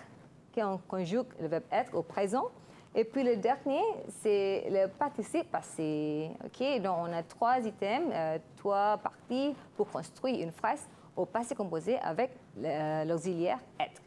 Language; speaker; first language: French; non-native, fluent; Malay